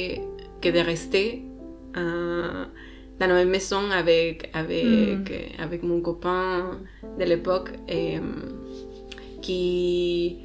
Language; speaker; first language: French; non-native, learner; Spanish